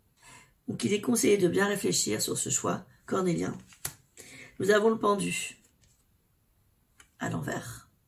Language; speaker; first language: French; native; French